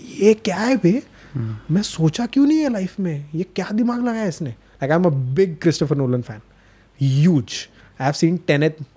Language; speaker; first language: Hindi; non-native, local second language; Marathi